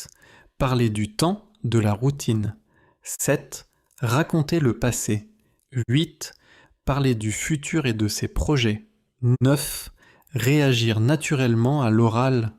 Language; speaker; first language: French; native; French